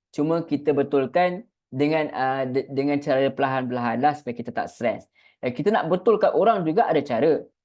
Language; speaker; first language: Malay; native; Malay